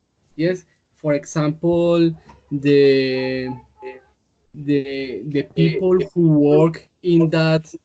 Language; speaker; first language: English; non-native, learner; Spanish